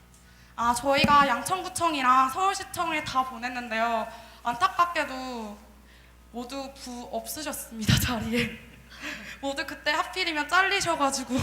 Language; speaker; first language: Korean; native; Korean